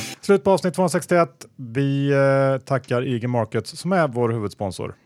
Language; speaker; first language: Swedish; native; Swedish